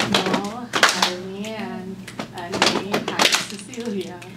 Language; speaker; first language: Cantonese; non-native, learner; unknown